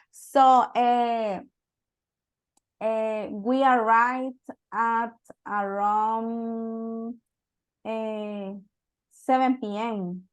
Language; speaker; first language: English; non-native, learner; Spanish